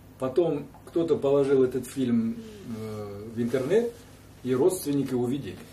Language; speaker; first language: Russian; non-native, local second language; Kazakh